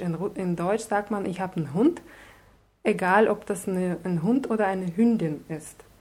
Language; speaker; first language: German; non-native, fluent; Russian